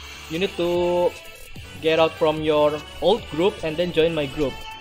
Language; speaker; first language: English; non-native, learner; Indonesian